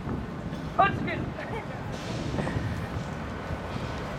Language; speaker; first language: Danish; early bilingual, other home language; Persian